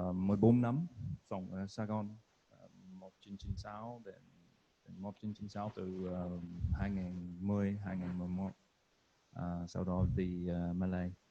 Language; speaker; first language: Vietnamese; non-native, learner; English